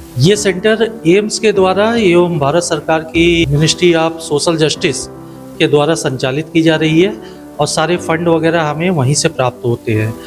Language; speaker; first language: Hindi; native; Hindi